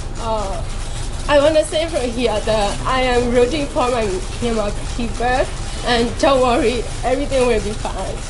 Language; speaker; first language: English; non-native, fluent; Burmese